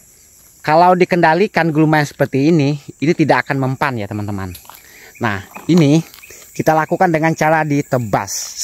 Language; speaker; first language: Indonesian; native; Indonesian